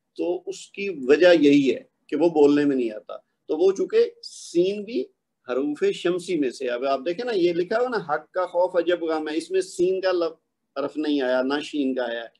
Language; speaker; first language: Urdu; native; Urdu